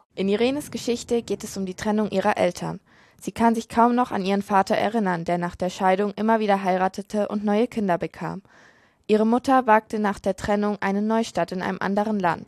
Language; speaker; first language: German; native; German